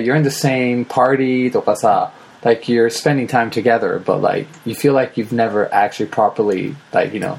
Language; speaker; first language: English; early bilingual, other home language; Japanese